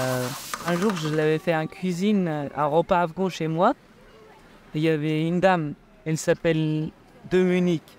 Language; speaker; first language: French; non-native, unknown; Persian